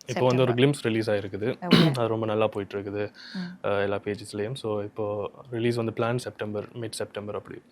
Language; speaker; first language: Tamil; early bilingual, heritage; Tamil